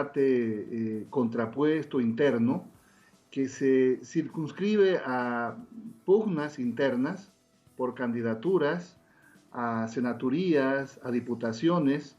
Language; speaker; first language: Spanish; native; Spanish